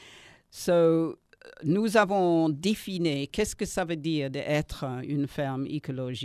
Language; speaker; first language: French; non-native, learner; English